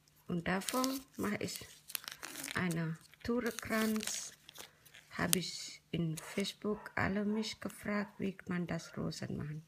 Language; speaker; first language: German; non-native, learner; Indonesian